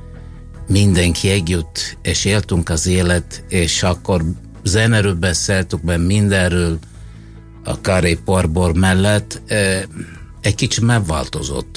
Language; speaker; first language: Hungarian; non-native, learner; Italian